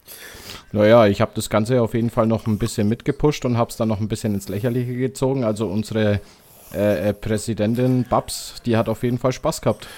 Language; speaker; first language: German; native; German